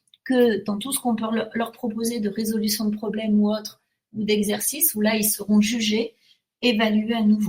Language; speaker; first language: French; native; French